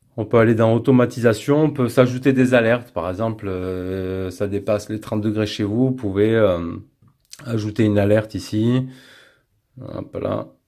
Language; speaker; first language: French; native; French